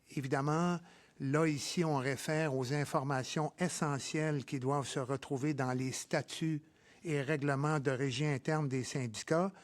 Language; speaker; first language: French; native; French